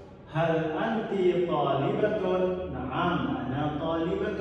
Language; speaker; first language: Arabic; non-native, learner; Indonesian